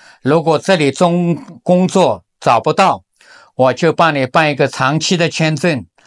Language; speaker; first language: Chinese; native; Chinese